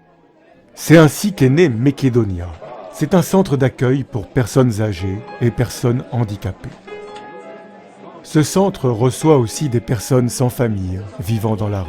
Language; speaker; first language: French; native; French